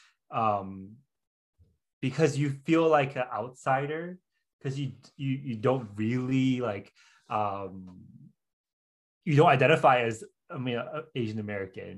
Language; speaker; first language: English; non-native, local second language; Cantonese